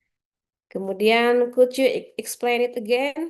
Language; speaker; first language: English; non-native, learner; Indonesian